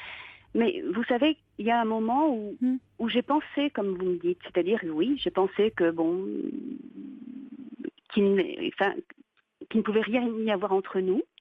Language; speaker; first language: French; native; French